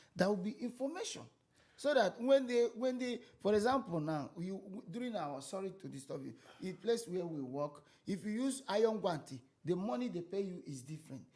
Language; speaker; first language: English; non-native, local second language; Igbo